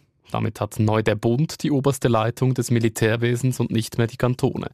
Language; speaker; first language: German; native; German